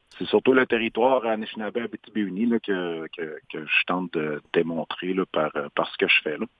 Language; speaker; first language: French; non-native, local second language; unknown